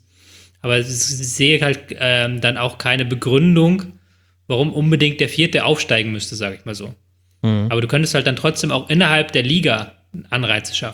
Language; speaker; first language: German; native; German